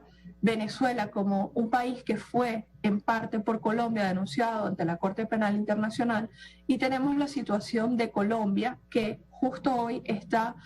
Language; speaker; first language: Spanish; native; Spanish